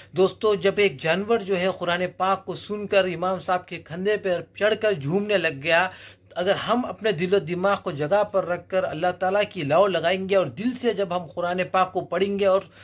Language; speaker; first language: Urdu; native; Urdu